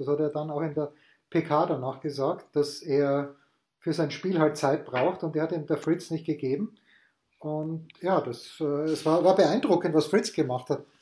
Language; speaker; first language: German; native; German